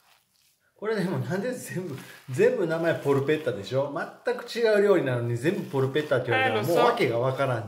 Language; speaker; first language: Japanese; native; Japanese